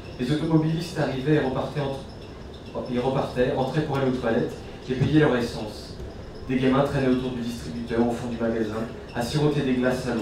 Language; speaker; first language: French; native; French